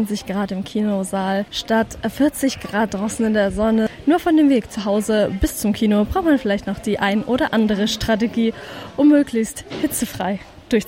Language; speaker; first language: German; native; German